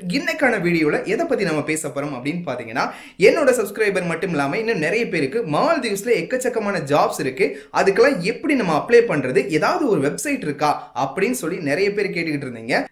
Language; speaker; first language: Tamil; native; Tamil